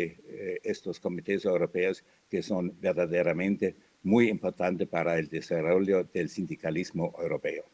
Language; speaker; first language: Spanish; non-native, fluent; German